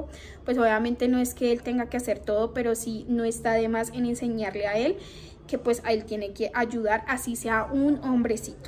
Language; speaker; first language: Spanish; native; Spanish